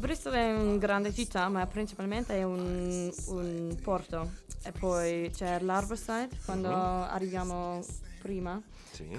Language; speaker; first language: Italian; non-native, learner; English